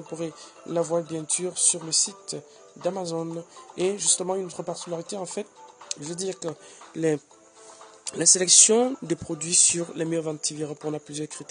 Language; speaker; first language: French; native; French